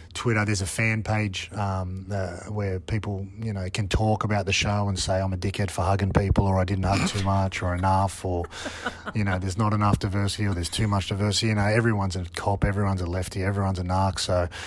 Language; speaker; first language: English; native; English